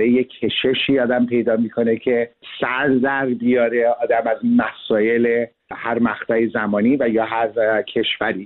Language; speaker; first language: Persian; early bilingual, heritage; Persian